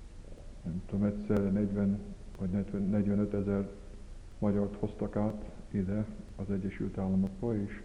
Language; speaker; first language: Hungarian; early bilingual, heritage; Hungarian